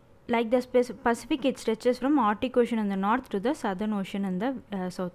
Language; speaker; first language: English; non-native, local second language; Tamil